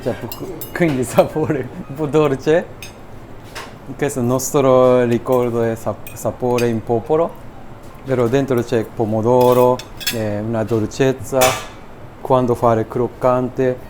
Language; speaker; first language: Italian; non-native, learner; Japanese